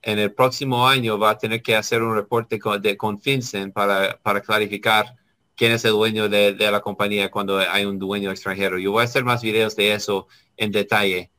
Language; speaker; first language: Spanish; non-native, learner; English